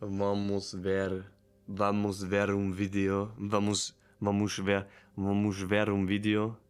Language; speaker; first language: Portuguese; non-native, learner; German